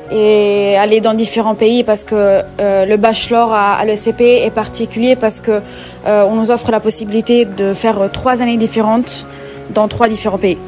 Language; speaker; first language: French; non-native, fluent; Italian